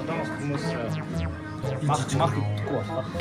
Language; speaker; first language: Mongolian; non-native, learner; Korean